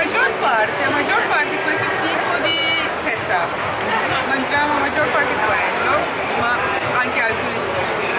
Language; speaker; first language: Italian; non-native, learner; Turkish